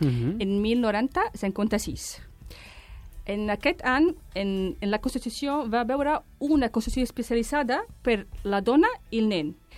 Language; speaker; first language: Catalan; non-native, fluent; Arabic